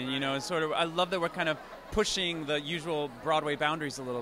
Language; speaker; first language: English; native; English